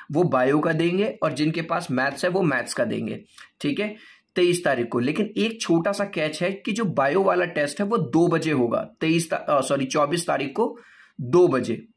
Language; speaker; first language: Hindi; native; Hindi